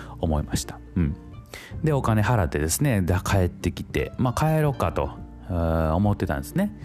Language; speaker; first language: Japanese; native; Japanese